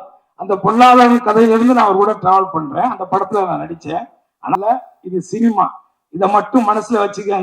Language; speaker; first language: Tamil; native; Tamil